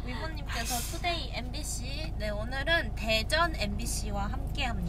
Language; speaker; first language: Korean; non-native, fluent; Japanese